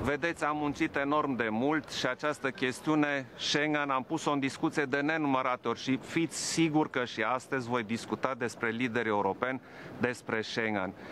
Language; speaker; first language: Romanian; non-native, local second language; German